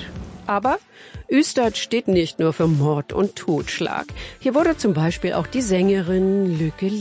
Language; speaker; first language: German; native; German